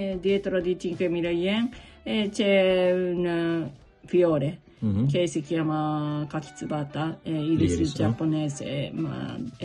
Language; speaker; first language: Italian; non-native, learner; Japanese